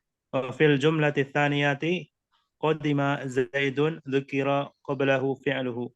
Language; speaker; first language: Arabic; non-native, learner; Indonesian